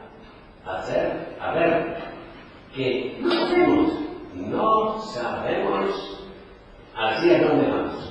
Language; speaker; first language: Spanish; non-native, fluent; Polish